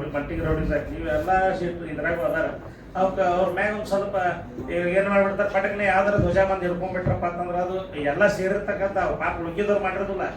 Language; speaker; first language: Kannada; native; Kannada